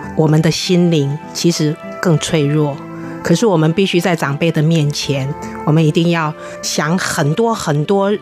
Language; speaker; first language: Chinese; native; Chinese